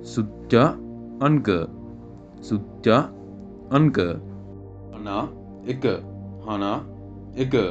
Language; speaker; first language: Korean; non-native, learner; Sinhala